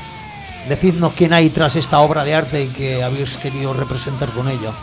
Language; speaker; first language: Spanish; native; Spanish